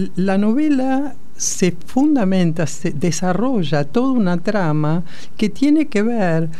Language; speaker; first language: Spanish; native; Spanish